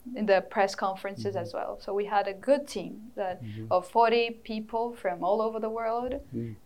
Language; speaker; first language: English; non-native, fluent; Portuguese